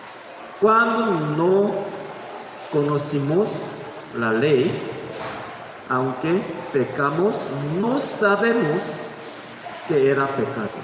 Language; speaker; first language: Spanish; non-native, learner; Korean